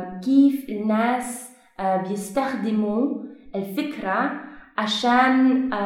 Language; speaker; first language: Arabic; non-native, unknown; Dutch